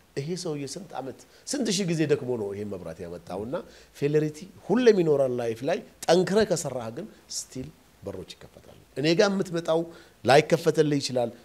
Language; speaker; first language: Amharic; non-native, local second language; Oromo